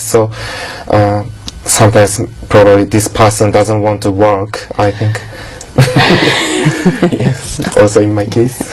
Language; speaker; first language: English; non-native, learner; Japanese